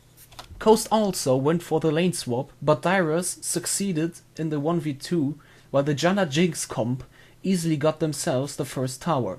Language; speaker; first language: English; non-native, fluent; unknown